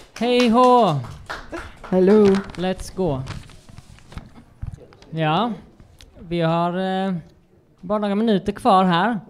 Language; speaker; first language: Swedish; native; Swedish